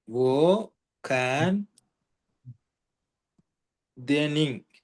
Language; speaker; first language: Chinese; non-native, learner; Tamil